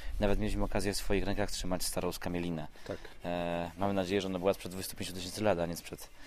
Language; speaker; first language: Polish; native; Polish